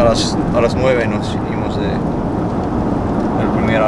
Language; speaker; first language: Spanish; non-native, fluent; Swedish